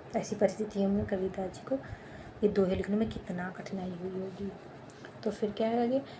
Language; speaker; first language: Hindi; native; Hindi